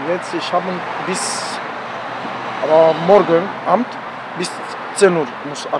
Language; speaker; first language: German; non-native, learner; Romanian